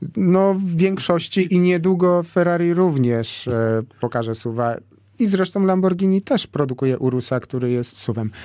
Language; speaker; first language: Polish; native; Polish